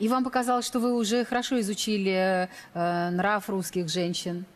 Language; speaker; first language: Russian; native; Russian